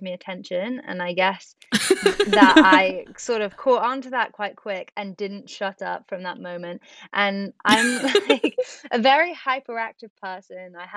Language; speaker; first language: English; native; English